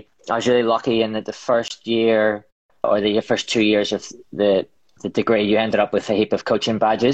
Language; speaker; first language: English; native; English